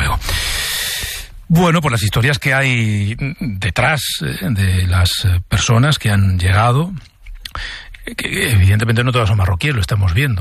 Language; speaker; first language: Spanish; native; Spanish